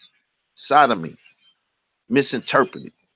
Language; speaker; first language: English; native; English